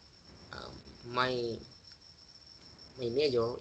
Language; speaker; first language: English; non-native, learner; Indonesian